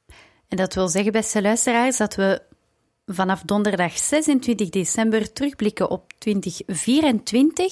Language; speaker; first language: Dutch; native; Dutch